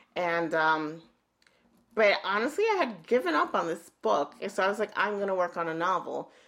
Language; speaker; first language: English; native; English